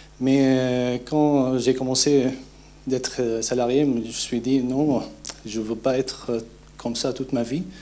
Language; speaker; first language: French; non-native, fluent; Arabic